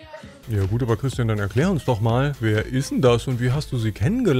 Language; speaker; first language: German; native; German